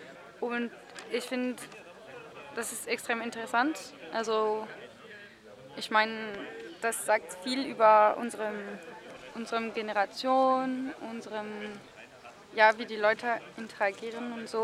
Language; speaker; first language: German; non-native, fluent; French